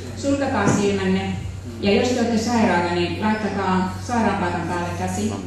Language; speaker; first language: Finnish; native; Finnish